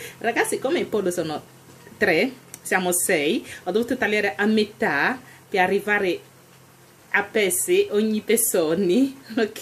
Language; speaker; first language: Italian; non-native, learner; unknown